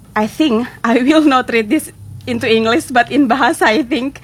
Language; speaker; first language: English; non-native, fluent; Indonesian